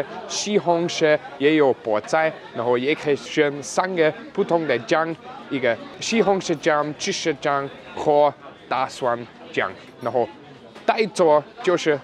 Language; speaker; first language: Chinese; non-native, fluent; German